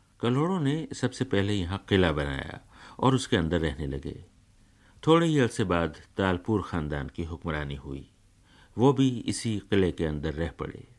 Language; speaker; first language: Urdu; native; Urdu